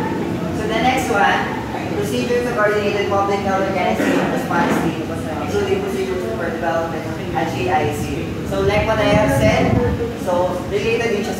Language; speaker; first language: English; non-native, local second language; Filipino